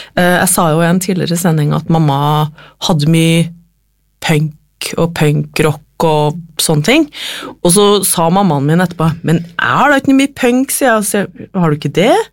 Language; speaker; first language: Norwegian; native; Norwegian